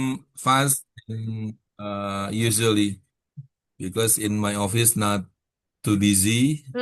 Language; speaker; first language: English; non-native, learner; Indonesian